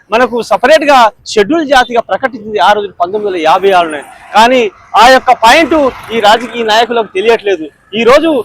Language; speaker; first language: Telugu; non-native, local second language; Lambadi